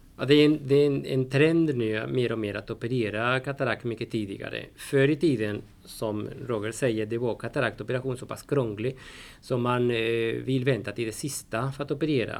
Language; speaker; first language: Swedish; non-native, fluent; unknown